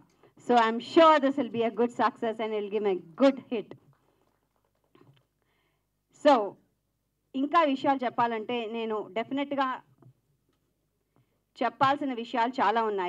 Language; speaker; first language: Telugu; native; Telugu